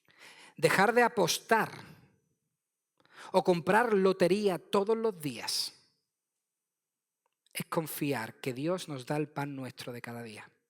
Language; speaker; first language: Spanish; native; Spanish